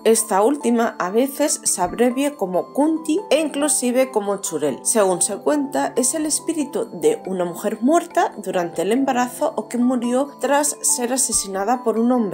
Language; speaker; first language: Spanish; native; Spanish